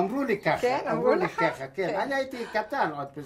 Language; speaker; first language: Hebrew; non-native, local second language; Armenian